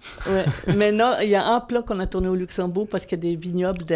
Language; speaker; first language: French; native; French